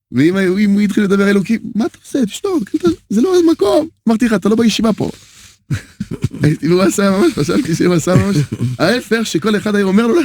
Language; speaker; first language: Hebrew; non-native, fluent; French